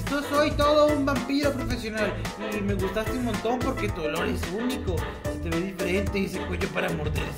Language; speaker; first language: Spanish; native; Spanish